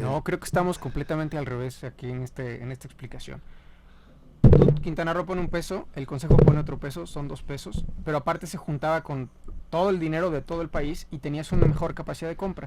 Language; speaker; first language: Spanish; native; Spanish